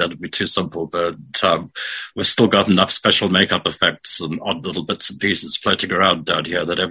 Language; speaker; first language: English; native; English